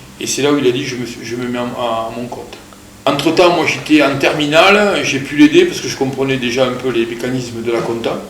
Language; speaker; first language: French; early bilingual, other home language; Portuguese